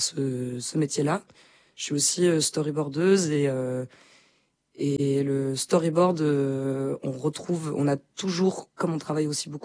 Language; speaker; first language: French; native; French